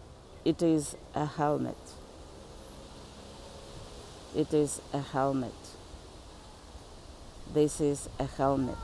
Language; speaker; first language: English; non-native, learner; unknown